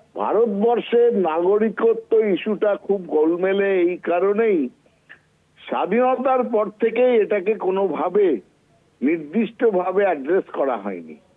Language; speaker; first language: Bangla; native; Bangla